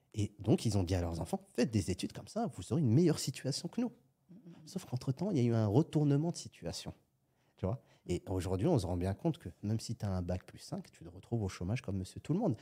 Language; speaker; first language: French; native; French